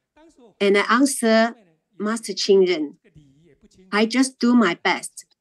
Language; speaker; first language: English; non-native, learner; Chinese